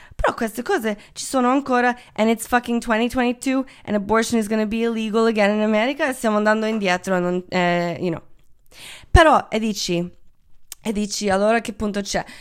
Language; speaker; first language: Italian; non-native, fluent; Croatian